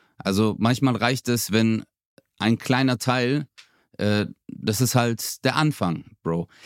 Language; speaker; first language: German; early bilingual, other home language; Turkish